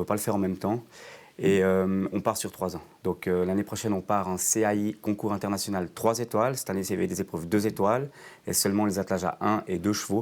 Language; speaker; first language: French; native; French